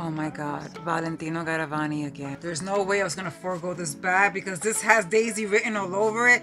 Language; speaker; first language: English; early bilingual, other home language; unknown